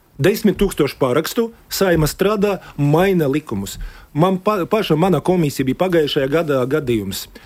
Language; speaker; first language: Latvian; non-native, local second language; Russian